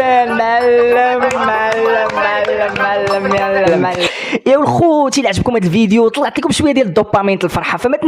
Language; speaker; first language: Arabic; native; Arabic